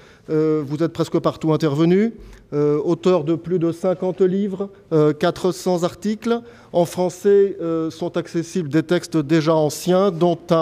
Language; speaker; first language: French; native; French